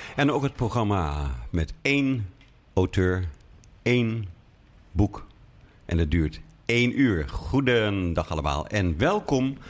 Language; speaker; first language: Dutch; native; Dutch